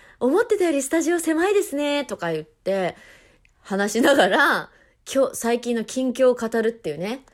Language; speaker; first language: Japanese; native; Japanese